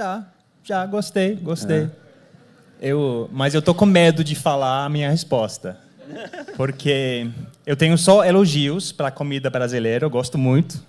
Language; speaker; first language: Portuguese; non-native, fluent; English